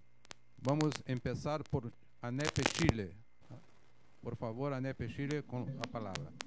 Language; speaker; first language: Spanish; non-native, fluent; Portuguese